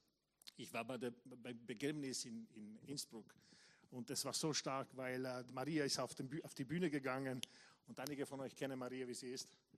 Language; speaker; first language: German; non-native, fluent; English